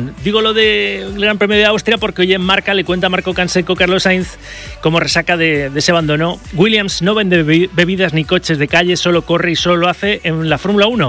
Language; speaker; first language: Spanish; native; Spanish